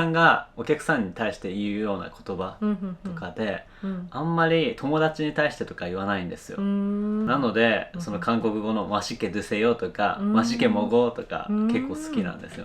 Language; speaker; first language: Japanese; native; Japanese